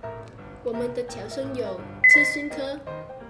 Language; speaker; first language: Chinese; non-native, learner; Vietnamese